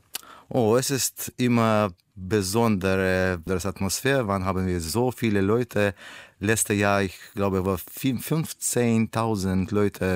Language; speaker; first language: German; non-native, learner; Russian